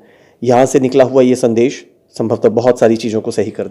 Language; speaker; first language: Hindi; native; Hindi